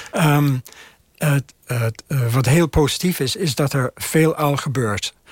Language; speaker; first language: Dutch; non-native, fluent; English